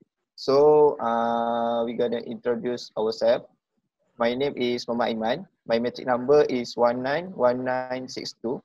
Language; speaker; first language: English; non-native, local second language; Malay